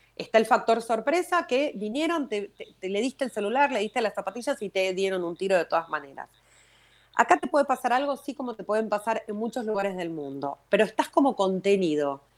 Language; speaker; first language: Spanish; native; Spanish